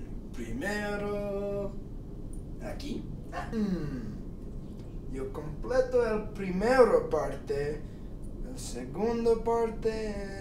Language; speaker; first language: Spanish; non-native, learner; English